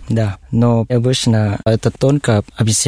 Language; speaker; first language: Russian; non-native, learner; Thai